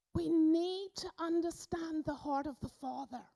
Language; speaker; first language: English; native; English